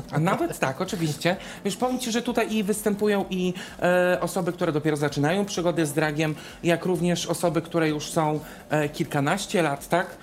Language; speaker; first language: Polish; native; Polish